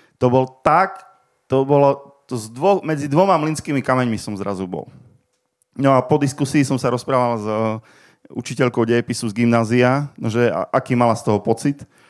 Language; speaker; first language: Slovak; native; Slovak